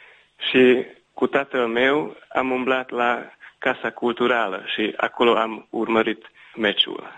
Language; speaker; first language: Romanian; early bilingual, heritage; Romanian